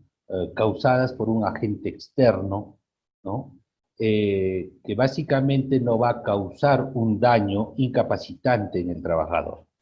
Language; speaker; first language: Spanish; native; Spanish